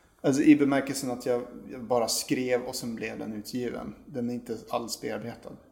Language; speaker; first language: Swedish; native; Swedish